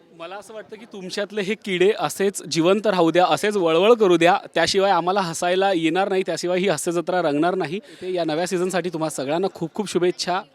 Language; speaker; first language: Marathi; native; Marathi